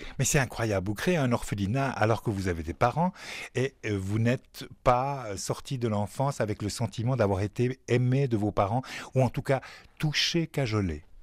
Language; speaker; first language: French; native; French